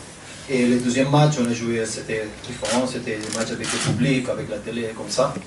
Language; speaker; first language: French; non-native, fluent; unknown